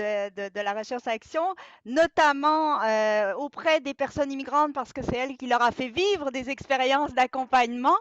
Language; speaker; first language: French; native; French